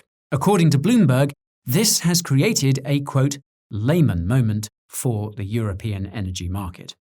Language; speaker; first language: English; native; English